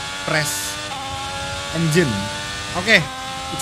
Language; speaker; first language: English; non-native, fluent; Indonesian